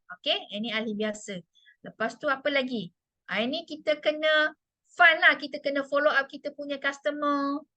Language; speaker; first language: Malay; non-native, local second language; Chinese